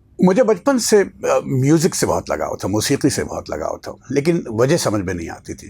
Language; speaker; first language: Urdu; native; Urdu